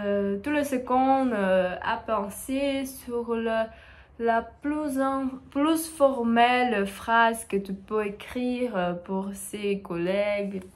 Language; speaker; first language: French; non-native, learner; Portuguese